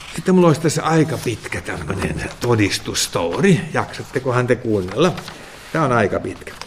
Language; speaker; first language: Finnish; native; Finnish